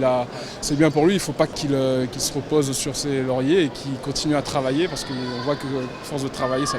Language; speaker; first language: French; native; French